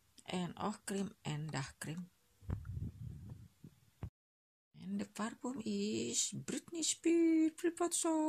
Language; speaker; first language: Dutch; non-native, learner; Indonesian